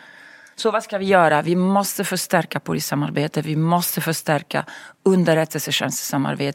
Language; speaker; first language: Swedish; non-native, fluent; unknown